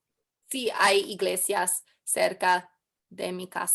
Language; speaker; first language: Spanish; non-native, learner; English